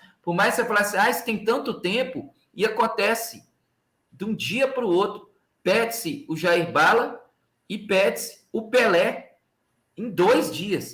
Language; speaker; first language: Portuguese; native; Portuguese